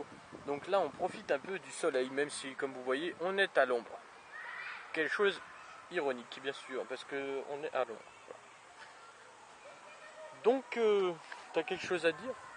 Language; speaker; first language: French; native; French